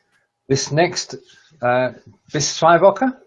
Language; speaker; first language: German; non-native, learner; English